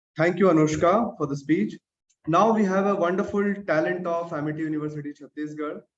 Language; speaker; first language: English; non-native, local second language; Hindi